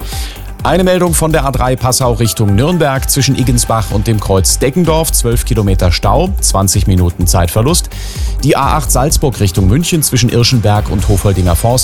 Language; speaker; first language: German; native; German